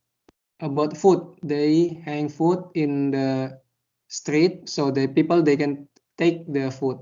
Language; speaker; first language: English; non-native, learner; Indonesian